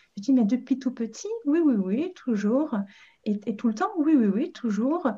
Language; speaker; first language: French; non-native, fluent; English